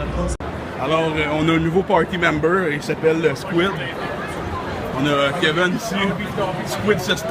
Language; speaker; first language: French; native; French